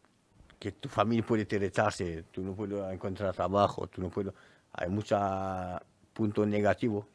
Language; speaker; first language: Spanish; non-native, learner; French